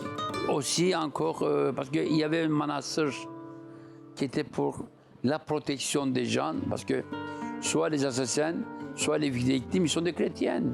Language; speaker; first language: French; non-native, fluent; Turkish